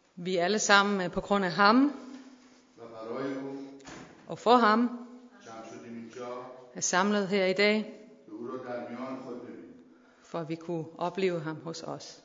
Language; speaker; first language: Danish; non-native, fluent; Persian